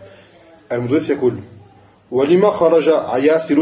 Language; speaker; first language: Arabic; non-native, fluent; French